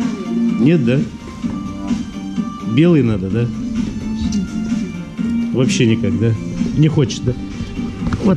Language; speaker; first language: Russian; native; Russian